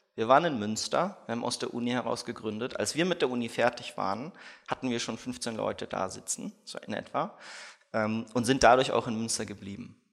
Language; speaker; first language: German; early bilingual, other home language; Russian